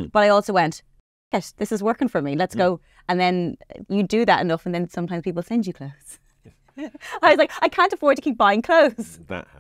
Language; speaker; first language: English; native; English